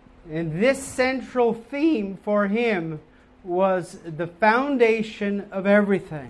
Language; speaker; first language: English; native; English